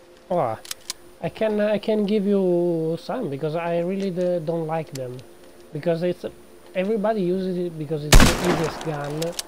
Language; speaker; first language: English; non-native, fluent; Italian